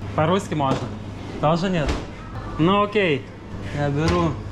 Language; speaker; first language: Russian; non-native, learner; Lithuanian